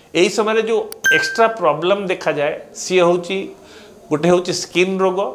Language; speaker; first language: Odia; non-native, local second language; Hindi